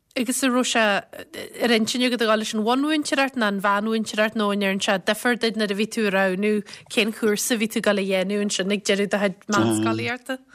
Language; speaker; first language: Irish; native; Irish